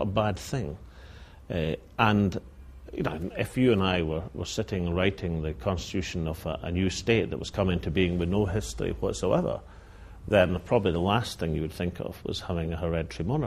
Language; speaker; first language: English; native; English